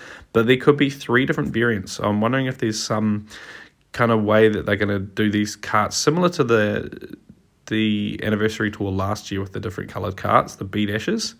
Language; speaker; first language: English; native; English